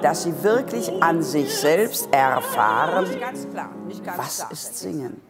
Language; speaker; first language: German; native; German